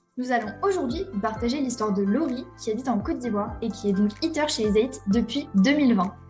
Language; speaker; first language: French; native; French